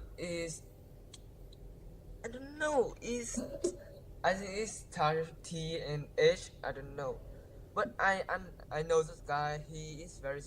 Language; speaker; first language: English; non-native, learner; Vietnamese